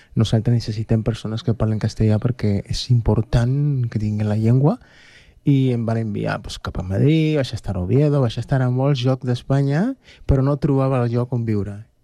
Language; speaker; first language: Catalan; non-native, fluent; Spanish